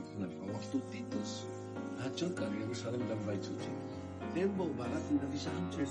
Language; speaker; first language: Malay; non-native, learner; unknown